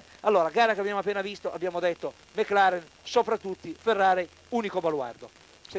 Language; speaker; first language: Italian; native; Italian